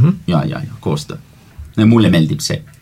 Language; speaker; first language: Estonian; non-native, learner; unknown